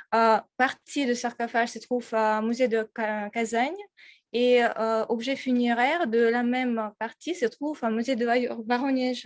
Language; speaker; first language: French; non-native, fluent; Russian